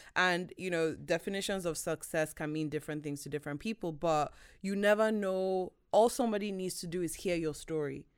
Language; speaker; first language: English; non-native, local second language; Yoruba